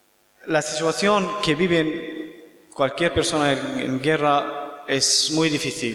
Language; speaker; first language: Spanish; non-native, learner; Kurdish